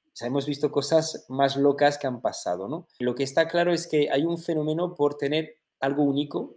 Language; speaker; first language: Spanish; native; Spanish